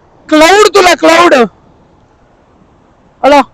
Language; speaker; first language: Kannada; non-native, local second language; Tulu